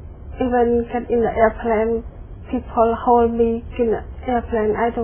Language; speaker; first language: English; non-native, learner; Khmer